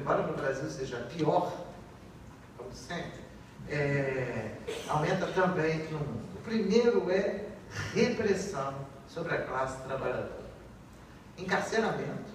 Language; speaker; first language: Portuguese; native; Portuguese